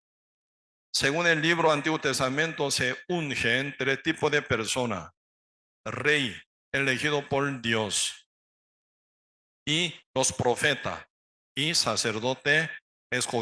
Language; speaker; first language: Spanish; non-native, learner; Korean